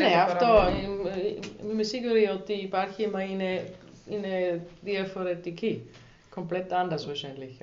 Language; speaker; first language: Greek; non-native, learner; German